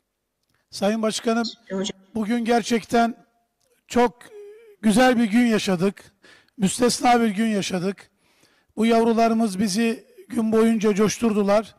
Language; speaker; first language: Turkish; native; Turkish